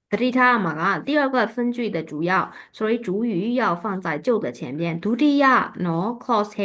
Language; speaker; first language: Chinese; non-native, fluent; Burmese